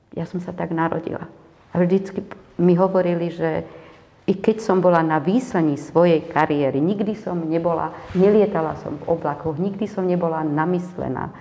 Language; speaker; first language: Slovak; non-native, local second language; Hungarian